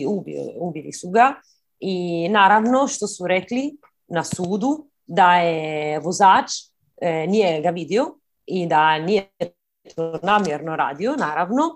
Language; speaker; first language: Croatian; early bilingual, heritage; Croatian